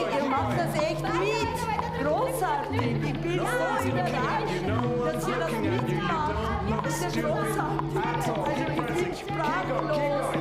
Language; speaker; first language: German; non-native, learner; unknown